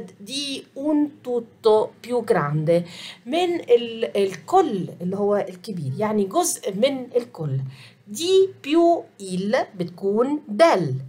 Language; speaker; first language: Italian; non-native, fluent; Arabic